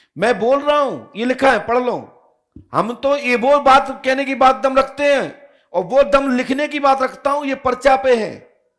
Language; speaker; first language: Hindi; native; Hindi